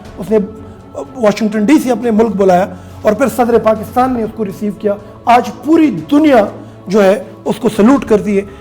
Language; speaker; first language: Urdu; non-native, local second language; Pashto